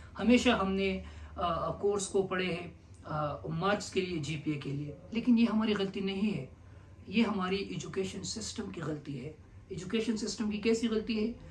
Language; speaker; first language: Urdu; non-native, local second language; Pashto